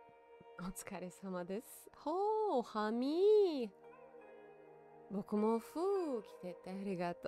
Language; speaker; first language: Japanese; non-native, learner; Russian